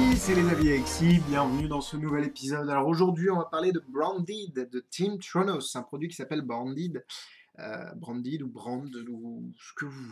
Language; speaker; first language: French; native; French